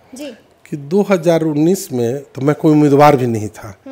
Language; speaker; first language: Hindi; native; Hindi